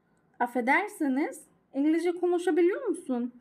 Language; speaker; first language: Turkish; non-native, learner; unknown